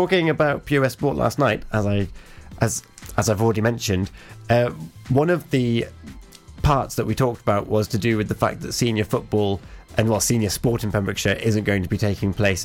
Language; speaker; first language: English; native; English